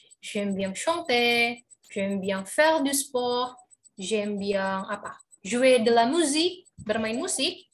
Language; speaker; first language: French; non-native, fluent; Indonesian